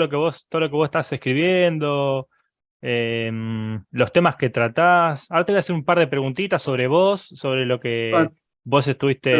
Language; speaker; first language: Spanish; native; Spanish